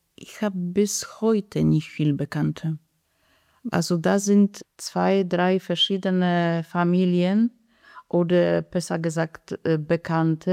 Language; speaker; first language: German; non-native, fluent; Polish